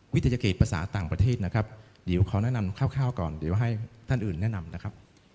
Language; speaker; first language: Thai; non-native, fluent; Vietnamese